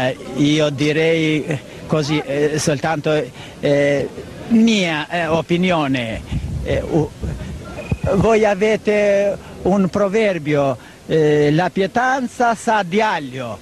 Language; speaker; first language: Italian; non-native, learner; Albanian